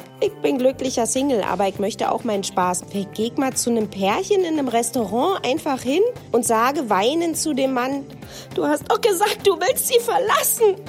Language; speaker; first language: German; native; German